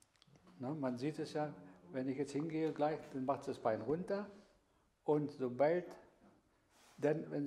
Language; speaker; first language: German; native; German